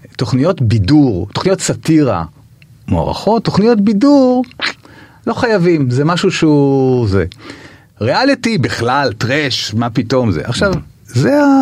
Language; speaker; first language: Hebrew; native; Hebrew